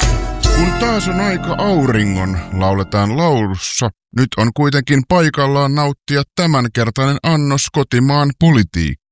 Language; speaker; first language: Finnish; native; Finnish